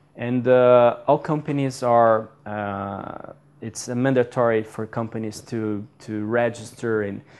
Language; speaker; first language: English; non-native, fluent; Portuguese